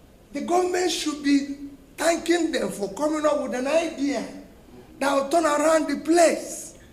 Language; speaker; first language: English; non-native, local second language; Igbo